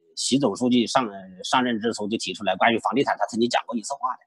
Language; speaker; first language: Chinese; native; Chinese